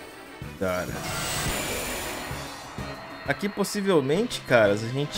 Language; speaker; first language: Portuguese; native; Portuguese